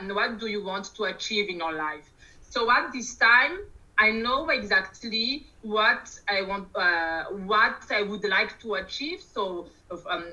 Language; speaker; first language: English; non-native, learner; Malagasy